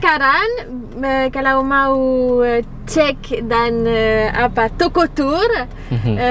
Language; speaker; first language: Indonesian; non-native, learner; French